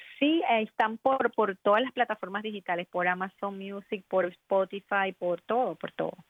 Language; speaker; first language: Spanish; native; Spanish